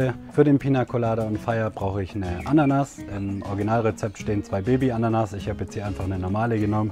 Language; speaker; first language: German; native; German